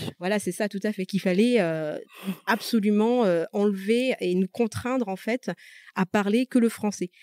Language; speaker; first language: French; early bilingual, other home language; Malagasy